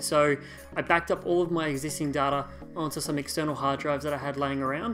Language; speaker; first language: English; native; English